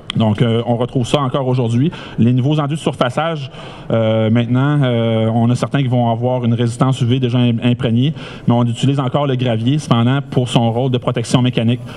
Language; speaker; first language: French; native; French